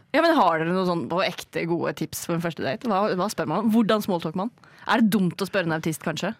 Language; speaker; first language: Norwegian; native; Norwegian